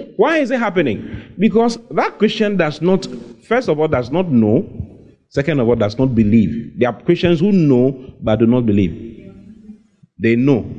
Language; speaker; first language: English; non-native, local second language; Akan